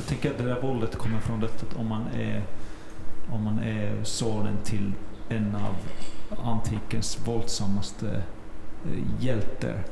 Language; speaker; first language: Swedish; non-native, fluent; Finnish